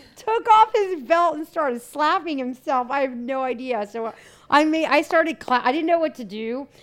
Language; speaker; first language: English; native; English